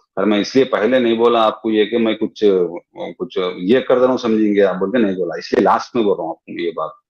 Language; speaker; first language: Hindi; non-native, local second language; Urdu